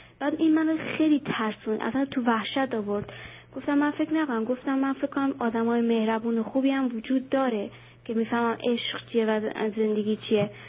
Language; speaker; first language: Persian; native; Persian